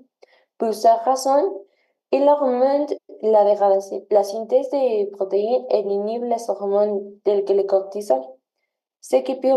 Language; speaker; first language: French; non-native, learner; Spanish